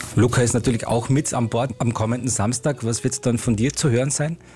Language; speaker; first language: German; native; German